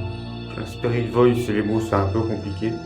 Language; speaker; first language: French; native; French